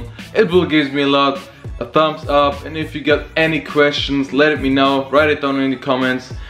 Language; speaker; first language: English; non-native, fluent; German